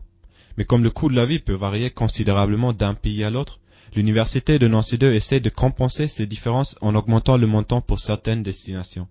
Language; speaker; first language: French; native; French